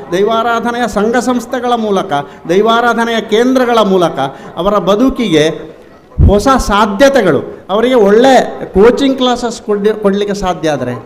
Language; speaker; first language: Kannada; non-native, local second language; Tulu